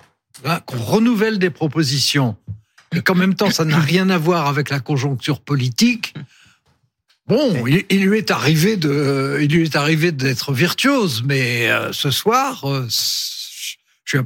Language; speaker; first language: French; native; French